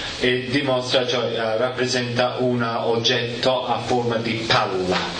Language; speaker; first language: Italian; native; Italian